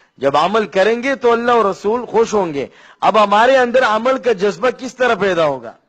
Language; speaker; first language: Urdu; non-native, local second language; Pashto